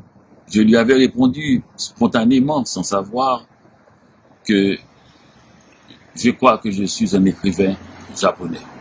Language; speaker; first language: French; non-native, local second language; Haitian Creole